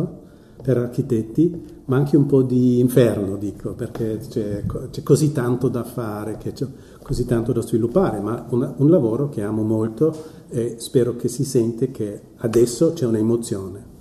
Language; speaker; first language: Italian; non-native, fluent; German